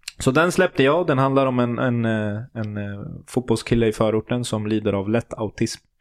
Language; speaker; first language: Swedish; early bilingual, other home language; Turoyo